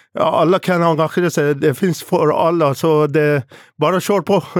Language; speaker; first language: Swedish; non-native, learner; Persian